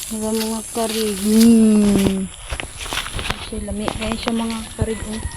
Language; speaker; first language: Filipino; non-native, local second language; Cebuano